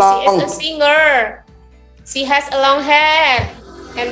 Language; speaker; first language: English; non-native, learner; Indonesian